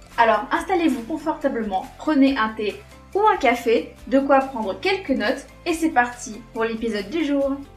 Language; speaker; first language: French; native; French